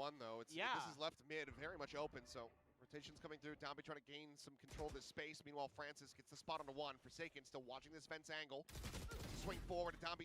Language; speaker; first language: English; native; English